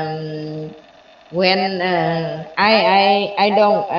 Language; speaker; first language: English; non-native, learner; Vietnamese